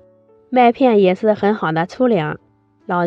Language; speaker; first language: Chinese; native; Chinese